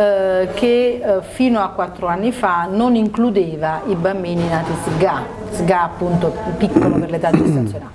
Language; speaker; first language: Italian; native; Italian